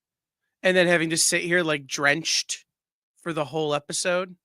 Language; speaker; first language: English; native; English